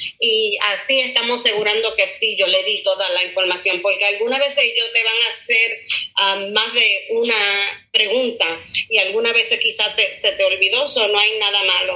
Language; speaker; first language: Spanish; early bilingual, heritage; Spanish